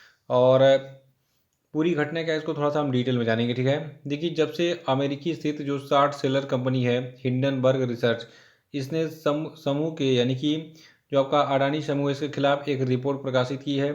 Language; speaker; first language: Hindi; native; Hindi